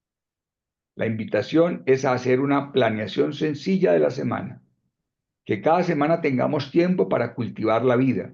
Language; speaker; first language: Spanish; native; Spanish